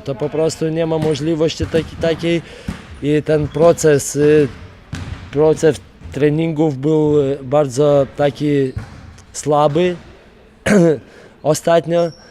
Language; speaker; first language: Polish; non-native, fluent; Lithuanian